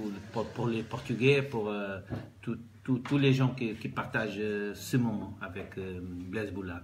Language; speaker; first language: French; non-native, learner; Portuguese